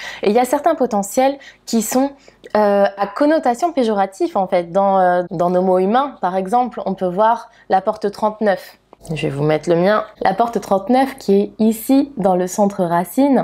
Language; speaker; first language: French; native; French